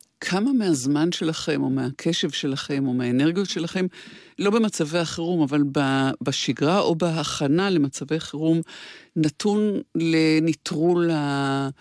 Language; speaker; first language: Hebrew; native; Hebrew